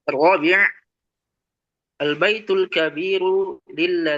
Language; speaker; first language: Arabic; non-native, learner; Indonesian